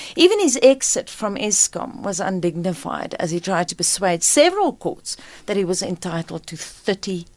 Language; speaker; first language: English; non-native, local second language; Afrikaans